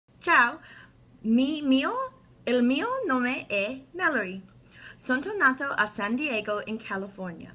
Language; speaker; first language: Italian; non-native, learner; English